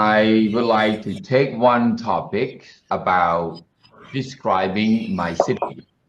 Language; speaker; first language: English; non-native, learner; Khmer